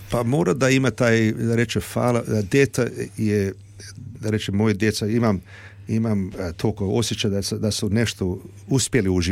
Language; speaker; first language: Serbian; early bilingual, heritage; Serbian